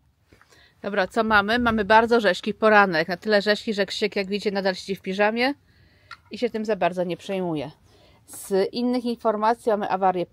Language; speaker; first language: Polish; native; Polish